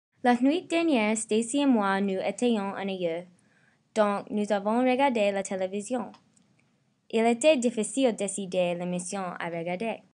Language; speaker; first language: French; non-native, learner; English